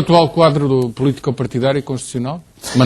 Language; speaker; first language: Portuguese; native; Portuguese